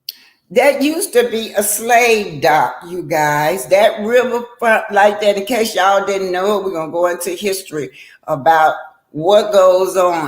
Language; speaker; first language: English; native; English